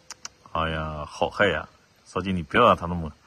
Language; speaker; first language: Chinese; native; Chinese